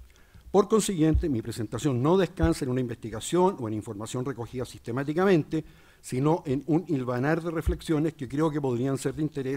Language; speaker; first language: Spanish; native; Spanish